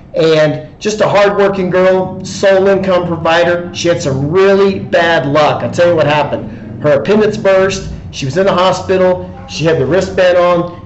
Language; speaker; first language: English; native; English